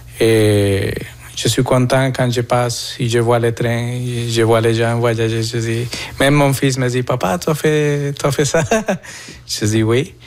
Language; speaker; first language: French; non-native, fluent; Spanish